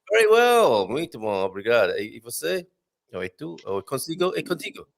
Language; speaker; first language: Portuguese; non-native, learner; English